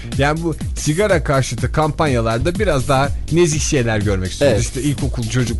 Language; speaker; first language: Turkish; native; Turkish